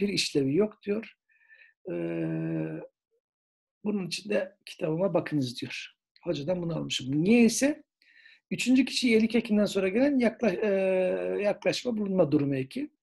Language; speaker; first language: Turkish; native; Turkish